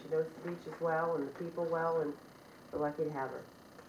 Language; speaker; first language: English; native; English